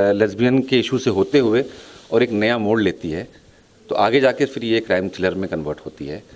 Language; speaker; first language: Hindi; native; Hindi